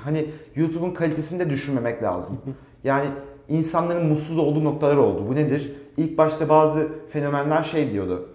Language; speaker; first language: Turkish; native; Turkish